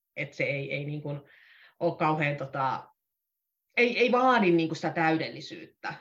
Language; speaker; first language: Finnish; native; Finnish